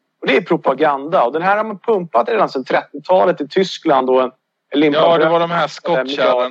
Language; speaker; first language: Swedish; native; Swedish